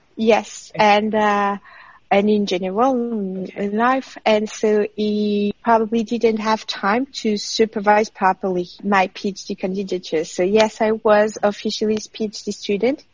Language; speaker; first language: English; non-native, fluent; French